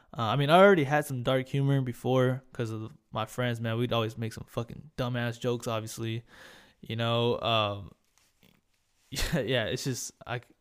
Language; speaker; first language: English; early bilingual, other home language; Spanish